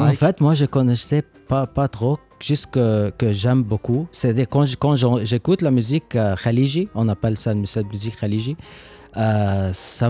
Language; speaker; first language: French; non-native, learner; Arabic